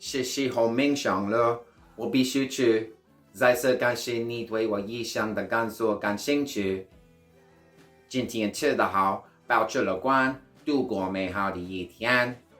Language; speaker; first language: Chinese; non-native, learner; English